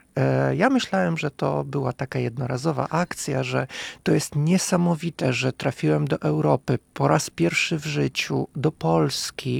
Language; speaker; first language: Polish; non-native, fluent; Russian